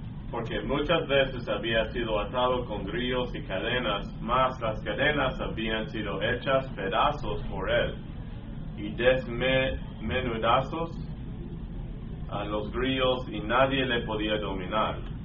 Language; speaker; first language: Spanish; non-native, learner; English